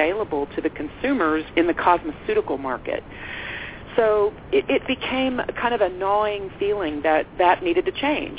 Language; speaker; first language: English; native; English